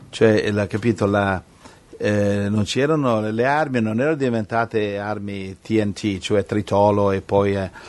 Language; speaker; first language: Italian; native; Italian